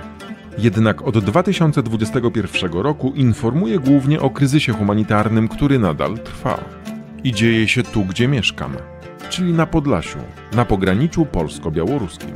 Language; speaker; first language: Polish; native; Polish